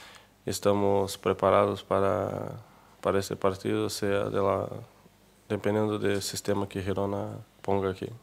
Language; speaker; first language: Spanish; non-native, fluent; Portuguese